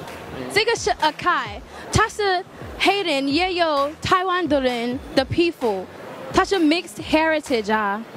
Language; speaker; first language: Chinese; non-native, learner; English